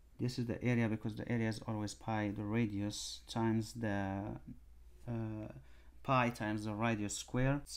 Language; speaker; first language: English; non-native, fluent; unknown